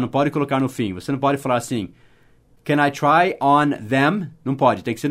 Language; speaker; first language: Portuguese; non-native, fluent; English